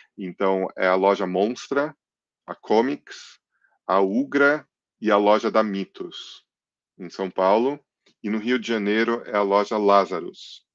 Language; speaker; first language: Portuguese; early bilingual, other home language; English